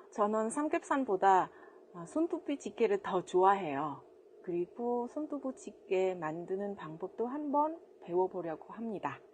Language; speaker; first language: Korean; non-native, fluent; Vietnamese